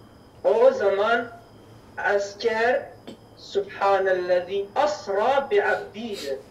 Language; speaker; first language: Turkish; non-native, learner; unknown